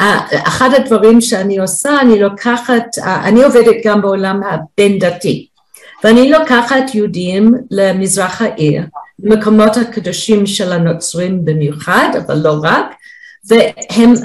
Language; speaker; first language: Hebrew; non-native, fluent; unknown